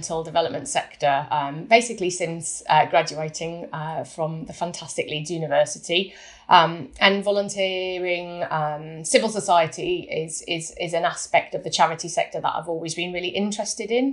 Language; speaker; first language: English; native; English